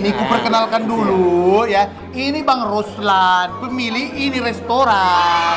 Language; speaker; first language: Indonesian; native; Indonesian